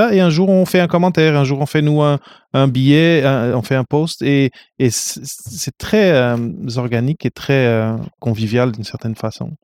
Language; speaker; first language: French; non-native, fluent; Portuguese